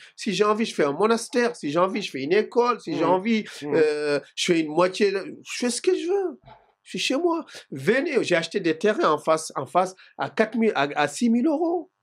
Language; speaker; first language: French; non-native, local second language; Fula